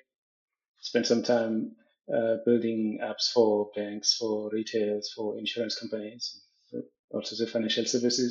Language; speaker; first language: English; non-native, local second language; Swati